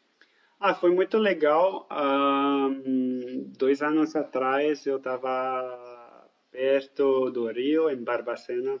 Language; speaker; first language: Portuguese; non-native, fluent; French